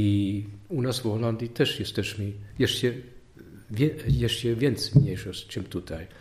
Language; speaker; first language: Polish; non-native, learner; Dutch